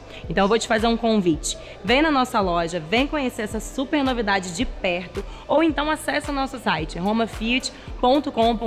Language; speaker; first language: Portuguese; native; Portuguese